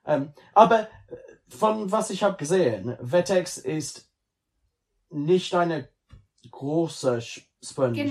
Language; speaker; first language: German; non-native, learner; English